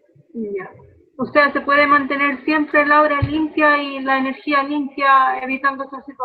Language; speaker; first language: Spanish; native; Spanish